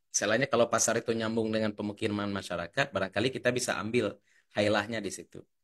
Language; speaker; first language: Indonesian; native; Indonesian